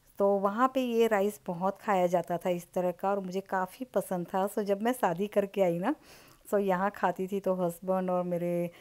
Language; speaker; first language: Hindi; native; Hindi